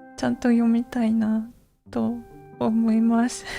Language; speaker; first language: Japanese; non-native, learner; English